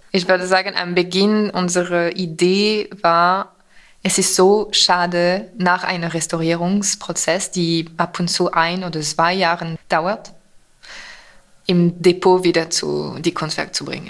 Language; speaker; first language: German; non-native, fluent; French